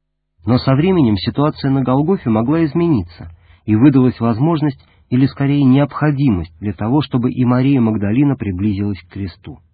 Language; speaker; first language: Russian; native; Russian